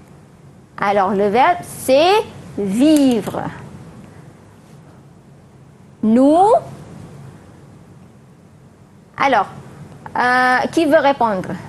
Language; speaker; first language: French; non-native, fluent; Malay